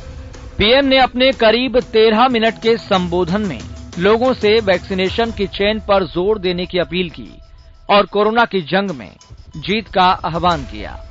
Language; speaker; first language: Hindi; native; Hindi